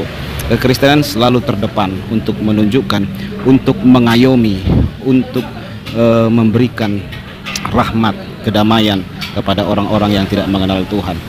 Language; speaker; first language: Indonesian; native; Indonesian